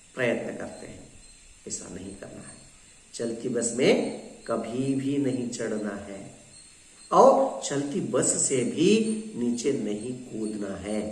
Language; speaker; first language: Hindi; non-native, local second language; Kannada